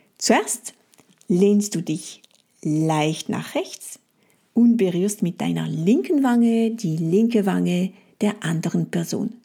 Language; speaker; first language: German; non-native, fluent; French